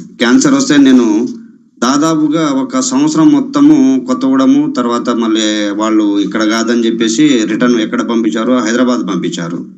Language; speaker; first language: Telugu; non-native, local second language; Lambadi